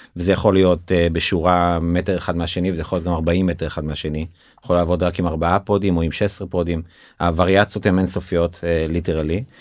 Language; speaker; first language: Hebrew; native; Hebrew